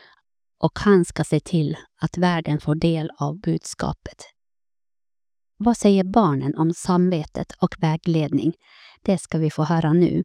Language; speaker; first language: Swedish; native; Swedish